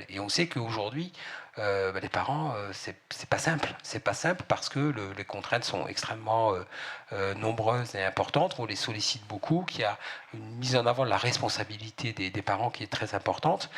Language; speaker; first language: French; native; French